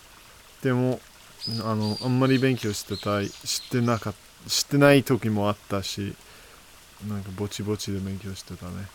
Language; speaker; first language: Japanese; non-native, fluent; English